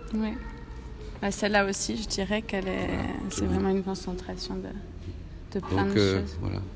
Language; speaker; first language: French; non-native, fluent; English